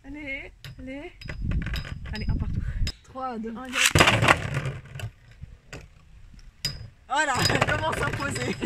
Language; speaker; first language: French; native; French